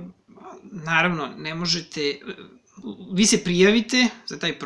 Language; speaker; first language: Serbian; native; Serbian